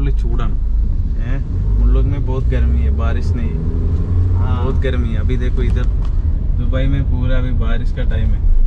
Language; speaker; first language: Hindi; non-native, local second language; Malayalam